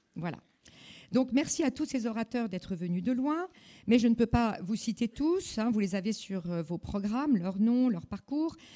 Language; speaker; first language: French; native; French